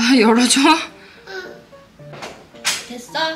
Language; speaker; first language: Korean; native; Korean